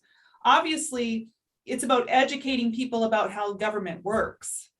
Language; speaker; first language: English; native; English